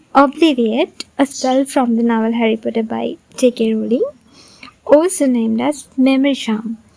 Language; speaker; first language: English; non-native, local second language; Sinhala